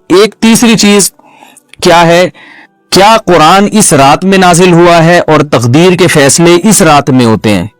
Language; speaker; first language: Urdu; non-native, local second language; Pashto